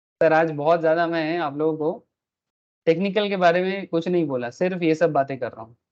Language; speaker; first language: Hindi; non-native, local second language; Bangla